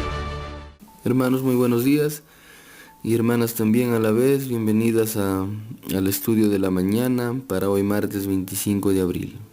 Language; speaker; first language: Spanish; native; Spanish